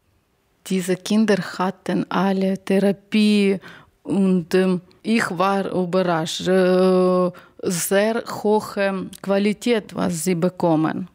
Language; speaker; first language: German; non-native, learner; Ukrainian